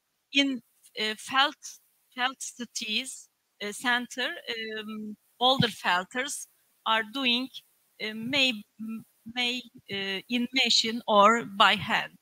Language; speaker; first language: English; non-native, learner; Turkish